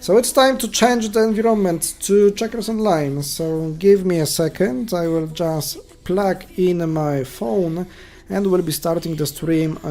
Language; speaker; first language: English; non-native, fluent; Polish